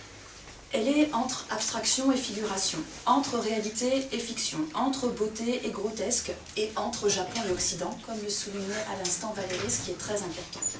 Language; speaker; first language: French; native; French